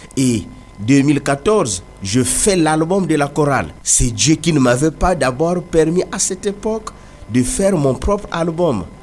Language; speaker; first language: French; non-native, local second language; Kongo